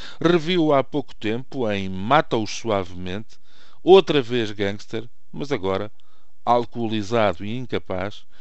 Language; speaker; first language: Portuguese; native; Portuguese